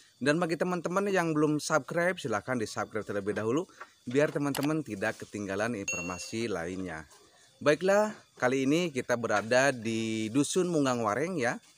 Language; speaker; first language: Indonesian; non-native, local second language; Javanese